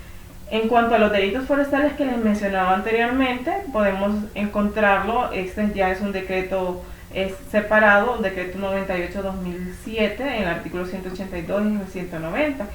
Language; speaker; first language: Spanish; native; Spanish